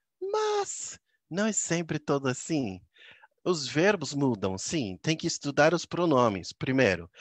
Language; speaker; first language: Portuguese; non-native, fluent; English